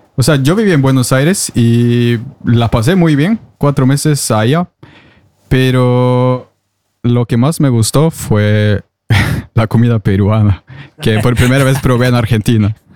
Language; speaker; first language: Spanish; non-native, fluent; Norwegian